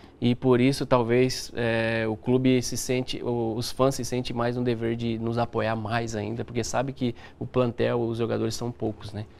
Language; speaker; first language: Portuguese; native; Portuguese